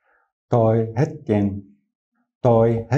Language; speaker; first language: Vietnamese; non-native, learner; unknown